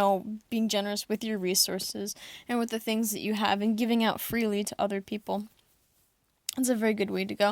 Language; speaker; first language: English; native; English